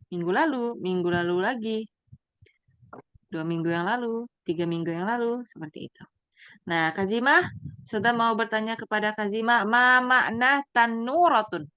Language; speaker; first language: Indonesian; native; Indonesian